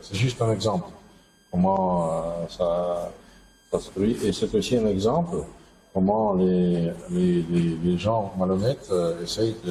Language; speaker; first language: French; non-native, fluent; Russian